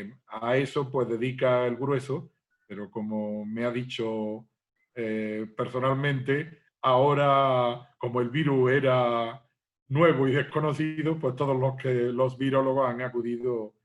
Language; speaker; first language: Spanish; native; Spanish